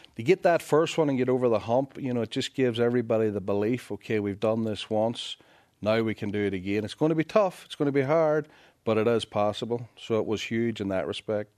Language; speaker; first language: English; native; English